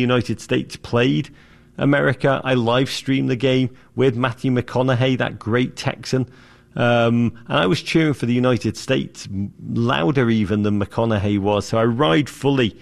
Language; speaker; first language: English; native; English